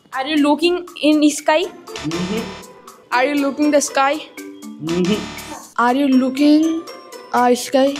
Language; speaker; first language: English; non-native, learner; Bangla